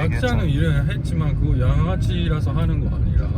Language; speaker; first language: Korean; non-native, fluent; Japanese